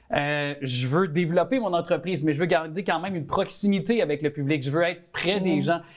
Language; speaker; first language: French; native; French